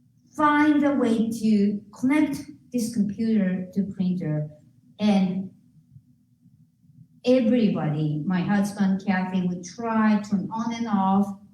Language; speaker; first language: English; non-native, fluent; Japanese